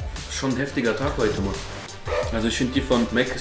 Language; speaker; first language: German; native; German